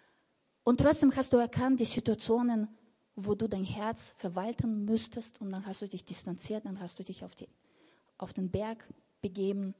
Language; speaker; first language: German; non-native, fluent; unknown